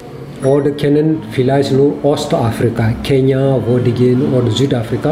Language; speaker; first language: German; non-native, learner; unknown